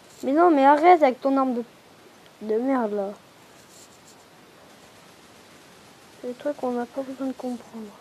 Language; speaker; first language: French; native; French